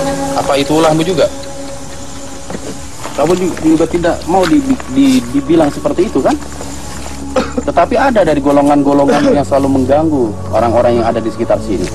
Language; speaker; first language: Indonesian; native; Indonesian